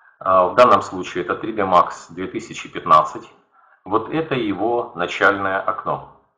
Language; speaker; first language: Russian; native; Russian